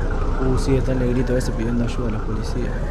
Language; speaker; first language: Spanish; native; Spanish